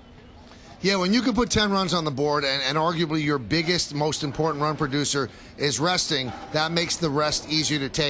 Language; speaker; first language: English; native; English